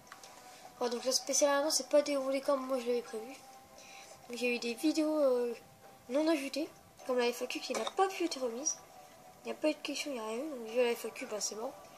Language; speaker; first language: French; native; French